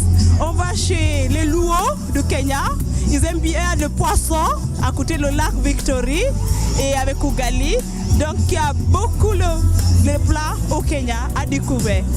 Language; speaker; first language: French; non-native, fluent; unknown